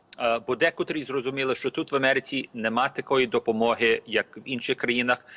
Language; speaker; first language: Ukrainian; early bilingual, heritage; Ukrainian